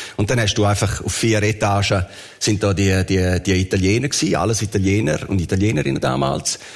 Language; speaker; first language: German; early bilingual, other home language; Italian